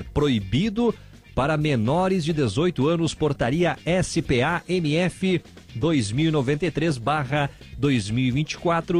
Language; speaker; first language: Portuguese; native; Portuguese